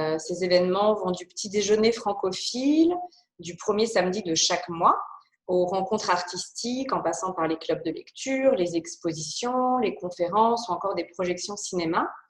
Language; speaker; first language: French; early bilingual, other home language; Polish